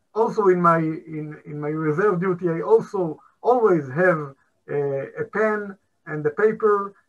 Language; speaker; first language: English; non-native, fluent; Hebrew